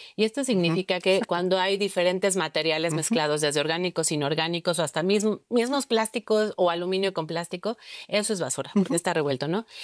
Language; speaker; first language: Spanish; native; Spanish